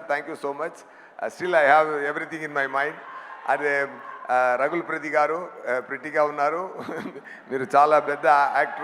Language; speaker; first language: Telugu; non-native, learner; Tamil